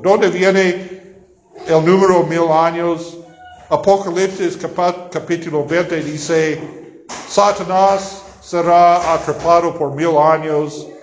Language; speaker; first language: Spanish; non-native, fluent; English